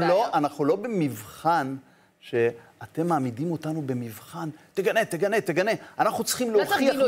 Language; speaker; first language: Hebrew; native; Hebrew